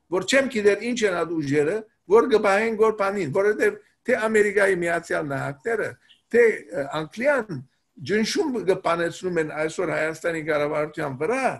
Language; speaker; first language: Armenian; native; Armenian